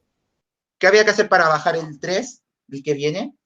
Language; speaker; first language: Spanish; native; Spanish